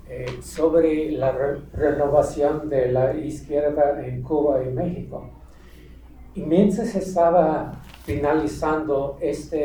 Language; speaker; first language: Spanish; non-native, fluent; English